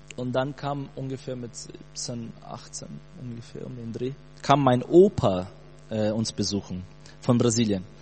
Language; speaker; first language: German; early bilingual, other home language; Portuguese